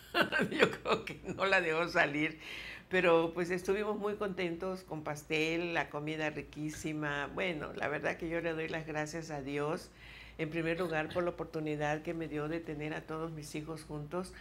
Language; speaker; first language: Spanish; native; Spanish